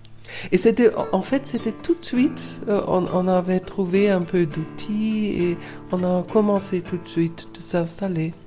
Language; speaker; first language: French; non-native, fluent; German